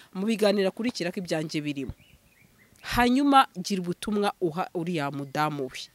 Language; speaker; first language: Kinyarwanda; native; Kinyarwanda